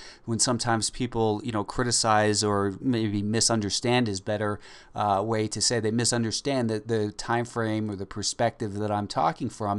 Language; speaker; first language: English; native; English